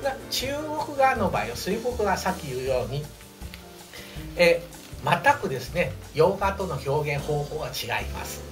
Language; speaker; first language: Japanese; non-native, fluent; Chinese